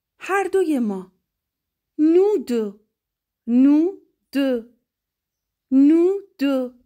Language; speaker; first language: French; non-native, fluent; Persian